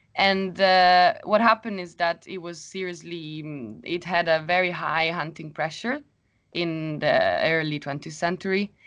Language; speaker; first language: English; non-native, fluent; Italian